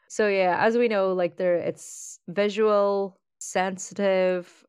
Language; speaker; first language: English; native; English